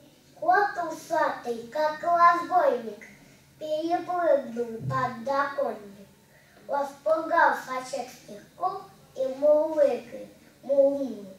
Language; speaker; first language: Russian; native; Russian